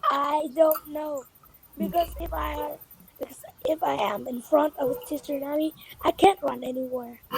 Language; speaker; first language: English; non-native, learner; Vietnamese